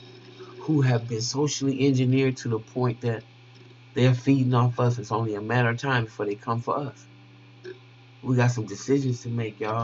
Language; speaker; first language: English; native; English